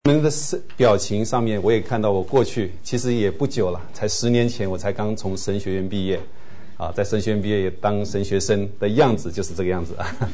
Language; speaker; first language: Chinese; native; Chinese